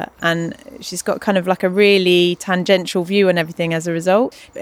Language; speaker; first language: English; native; English